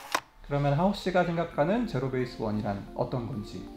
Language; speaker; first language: Korean; native; Korean